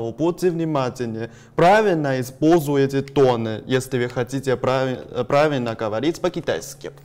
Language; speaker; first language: Russian; non-native, learner; Chinese